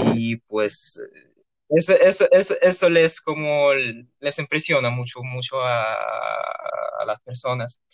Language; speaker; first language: Spanish; non-native, fluent; Russian